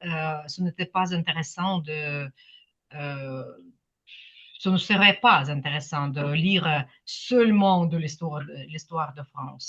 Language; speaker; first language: French; non-native, fluent; Ukrainian